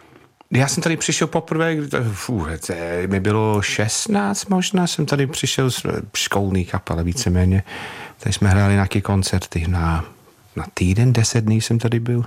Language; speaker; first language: Czech; non-native, fluent; English